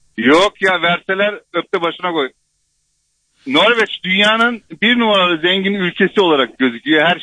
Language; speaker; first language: Turkish; early bilingual, heritage; Turkish